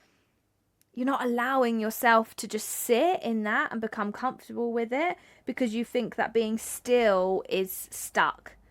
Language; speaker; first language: English; native; English